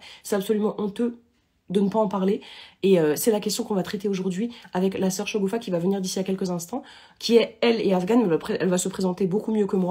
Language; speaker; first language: French; native; French